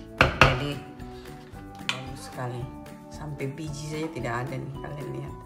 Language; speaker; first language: Indonesian; native; Indonesian